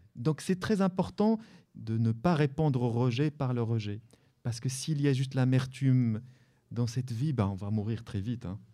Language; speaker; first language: French; non-native, local second language; Arabic